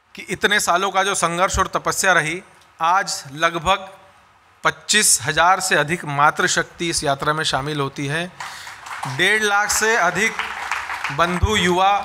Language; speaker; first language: Hindi; native; Hindi